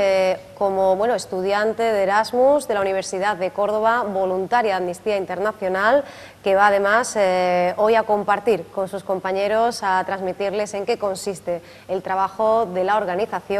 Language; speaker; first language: Spanish; native; Spanish